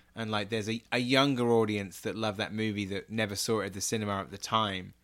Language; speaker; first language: English; native; English